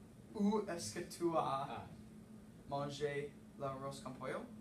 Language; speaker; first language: French; non-native, learner; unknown